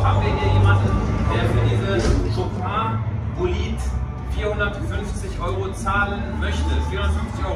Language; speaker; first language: German; native; German